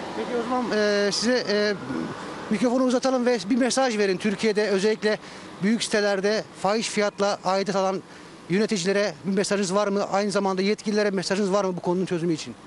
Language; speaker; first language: Turkish; native; Turkish